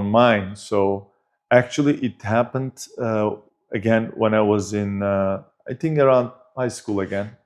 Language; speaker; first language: English; non-native, fluent; Turkish